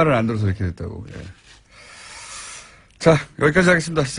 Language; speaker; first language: Korean; native; Korean